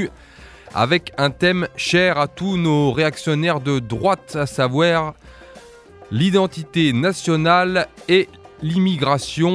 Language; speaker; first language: French; native; French